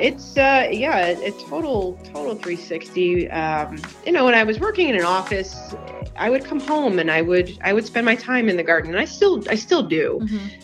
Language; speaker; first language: English; native; English